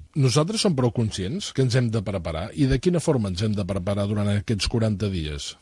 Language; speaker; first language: Catalan; native; Catalan